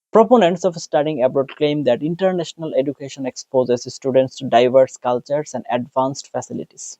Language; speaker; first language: English; non-native, local second language; Bangla